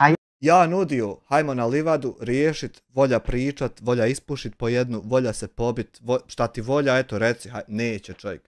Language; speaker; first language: Bosnian; native; Bosnian